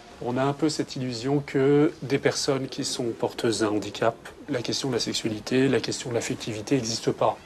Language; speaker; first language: French; native; French